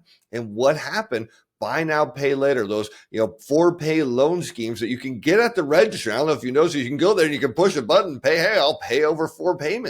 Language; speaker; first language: English; native; English